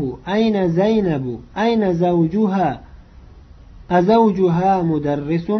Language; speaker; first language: Arabic; non-native, fluent; Uzbek